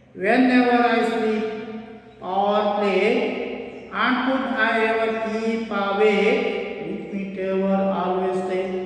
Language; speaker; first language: English; non-native, local second language; Kannada